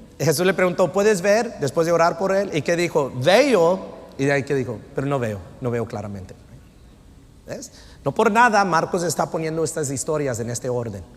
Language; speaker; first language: Spanish; non-native, fluent; English